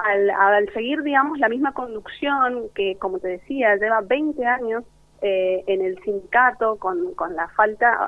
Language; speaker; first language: Spanish; native; Spanish